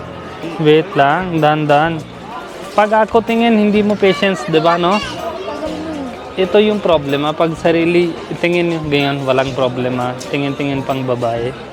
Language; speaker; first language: Filipino; non-native, learner; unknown